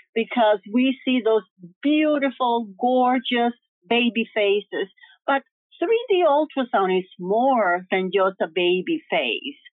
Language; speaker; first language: English; early bilingual, other home language; Spanish